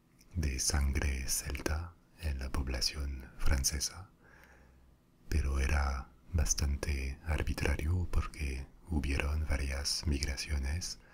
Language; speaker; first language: Spanish; non-native, fluent; French